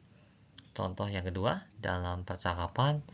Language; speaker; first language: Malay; non-native, fluent; Chinese